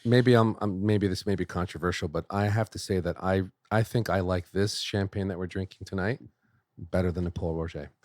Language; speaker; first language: English; native; English